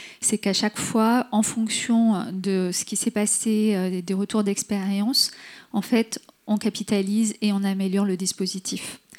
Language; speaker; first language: French; native; French